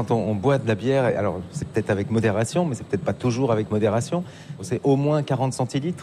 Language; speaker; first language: French; native; French